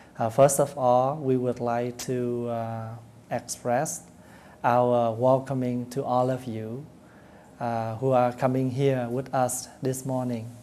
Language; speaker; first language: English; non-native, fluent; Vietnamese